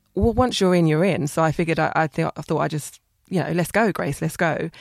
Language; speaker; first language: English; native; English